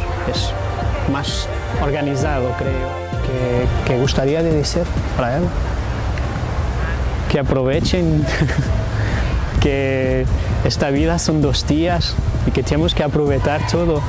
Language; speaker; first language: Spanish; non-native, fluent; Portuguese